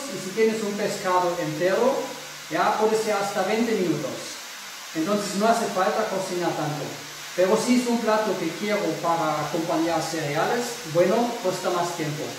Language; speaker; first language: Spanish; non-native, fluent; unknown